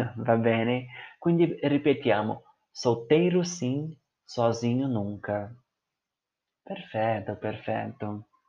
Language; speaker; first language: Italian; non-native, fluent; Portuguese